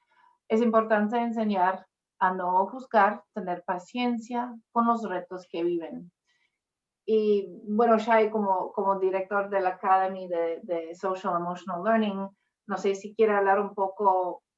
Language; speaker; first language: Spanish; non-native, fluent; English